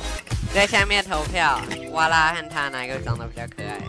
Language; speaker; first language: Chinese; native; Chinese